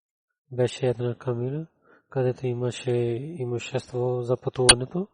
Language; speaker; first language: Bulgarian; non-native, learner; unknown